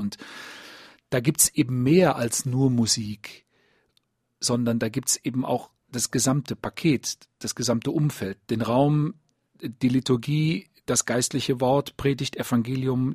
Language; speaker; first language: German; native; German